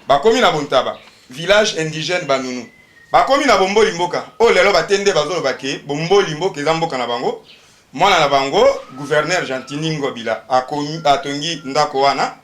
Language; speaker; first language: Lingala; native; Lingala